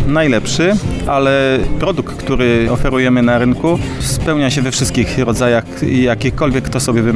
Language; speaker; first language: Polish; native; Polish